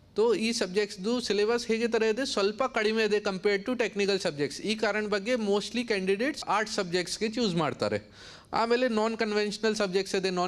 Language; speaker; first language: Kannada; non-native, learner; Hindi